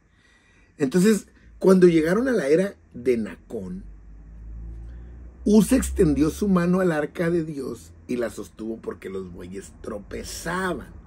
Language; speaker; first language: Spanish; native; Spanish